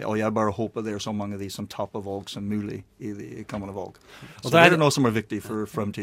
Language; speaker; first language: Norwegian; non-native, learner; English